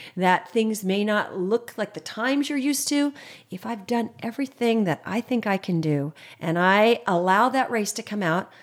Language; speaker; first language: English; native; English